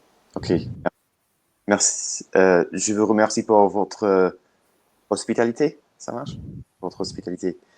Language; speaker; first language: French; non-native, learner; English